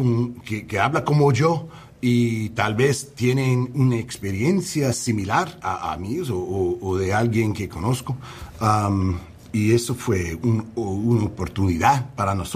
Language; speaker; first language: Spanish; non-native, learner; English